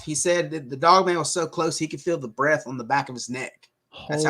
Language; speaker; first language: English; native; English